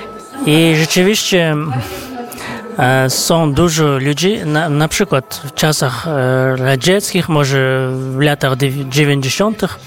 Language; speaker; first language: Polish; non-native, fluent; Kazakh